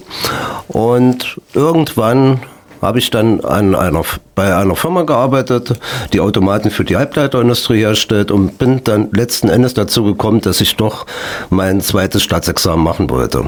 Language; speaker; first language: German; native; German